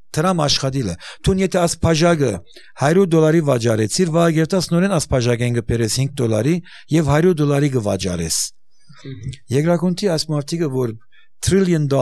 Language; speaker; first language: Armenian; early bilingual, heritage; Armenian